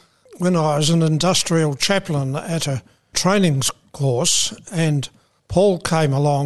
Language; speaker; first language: English; native; English